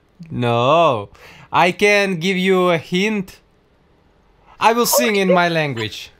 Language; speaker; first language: English; non-native, learner; Tatar